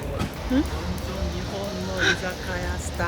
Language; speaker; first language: Korean; non-native, learner; Japanese